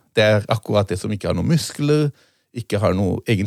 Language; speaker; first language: Norwegian; non-native, fluent; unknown